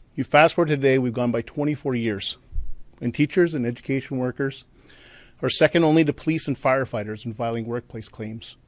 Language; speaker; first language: English; native; English